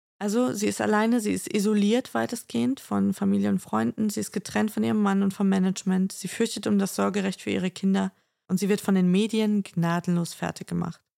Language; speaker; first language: German; native; German